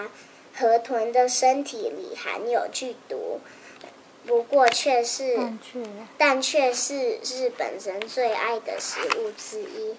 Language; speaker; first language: Chinese; native; Chinese